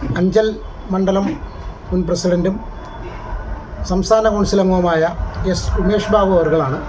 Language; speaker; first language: Malayalam; native; Malayalam